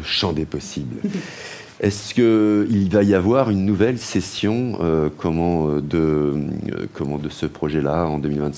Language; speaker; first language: French; native; French